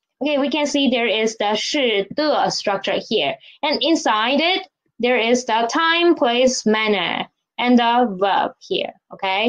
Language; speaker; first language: English; non-native, fluent; Chinese